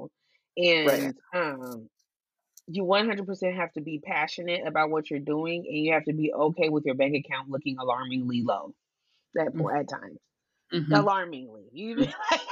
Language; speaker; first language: English; native; English